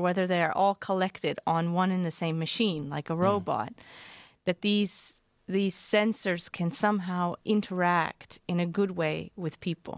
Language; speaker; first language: English; native; English